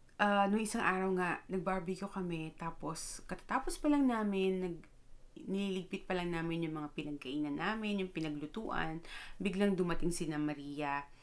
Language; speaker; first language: Filipino; native; Filipino